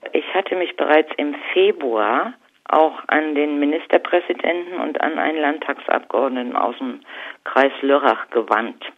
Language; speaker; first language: German; native; German